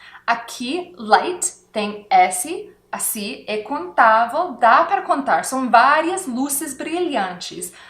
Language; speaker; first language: Portuguese; non-native, fluent; English